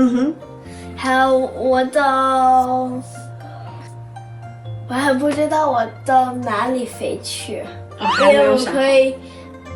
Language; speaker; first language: Chinese; early bilingual, heritage; Chinese